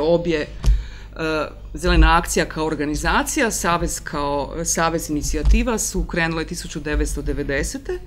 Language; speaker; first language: Croatian; native; Croatian